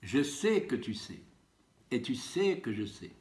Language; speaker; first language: French; non-native, local second language; Arabic